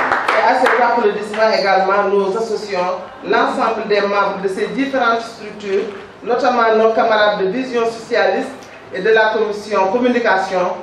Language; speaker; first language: French; non-native, local second language; Wolof